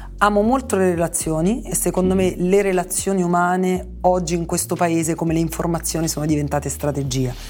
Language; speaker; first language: Italian; native; Italian